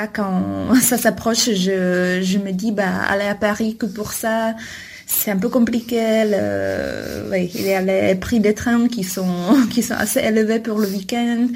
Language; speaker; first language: French; non-native, fluent; Czech